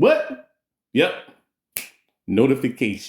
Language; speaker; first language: English; native; English